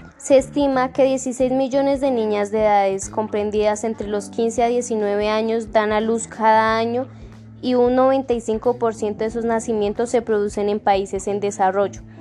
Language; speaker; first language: Spanish; native; Spanish